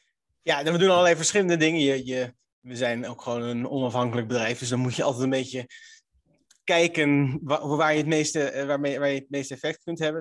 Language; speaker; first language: Dutch; native; Dutch